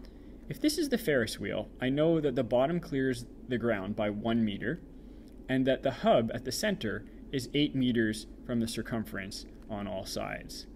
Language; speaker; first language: English; native; English